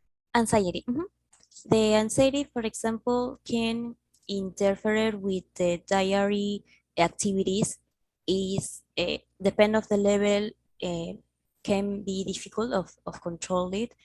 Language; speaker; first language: English; non-native, learner; Spanish